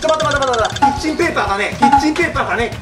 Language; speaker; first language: Indonesian; non-native, learner; Japanese